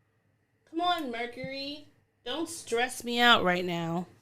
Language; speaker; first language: English; native; English